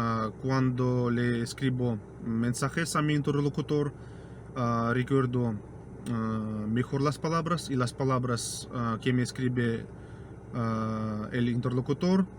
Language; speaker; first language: Spanish; non-native, fluent; Russian